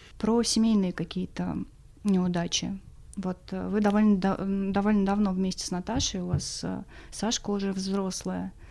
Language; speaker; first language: Russian; native; Russian